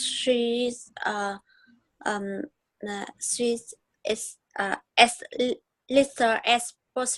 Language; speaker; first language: English; non-native, learner; Vietnamese